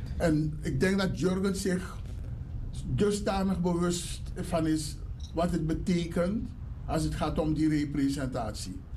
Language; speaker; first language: Dutch; native; Dutch